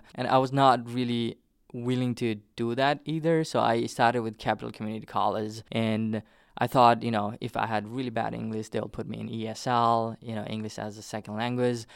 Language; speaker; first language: English; non-native, fluent; Nepali